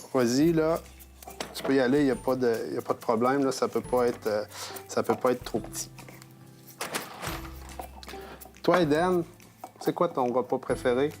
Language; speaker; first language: French; native; French